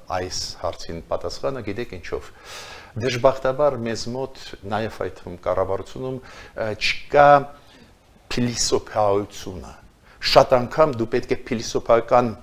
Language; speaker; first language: Armenian; native; Armenian